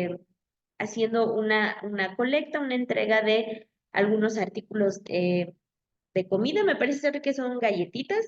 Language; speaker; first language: Spanish; native; Spanish